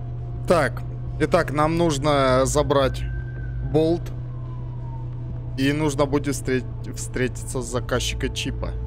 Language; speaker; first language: Russian; native; Russian